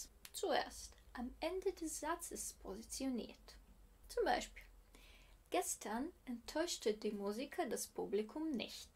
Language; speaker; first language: German; non-native, fluent; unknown